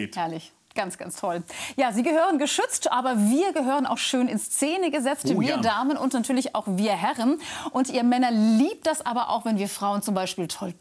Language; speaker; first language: German; native; German